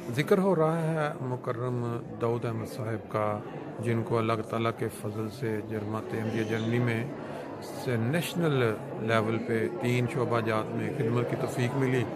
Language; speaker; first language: Urdu; non-native, local second language; Punjabi